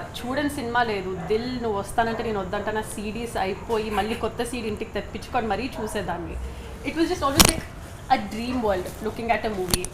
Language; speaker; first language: Telugu; early bilingual, heritage; Telugu